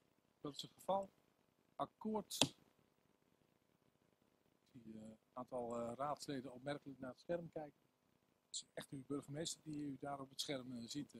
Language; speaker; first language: Dutch; native; Dutch